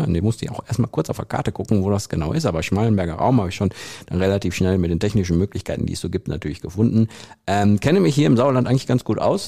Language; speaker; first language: German; native; German